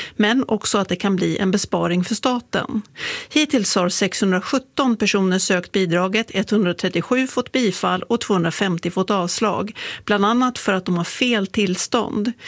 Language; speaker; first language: Swedish; native; Swedish